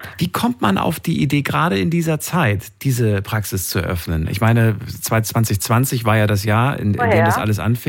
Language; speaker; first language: German; native; German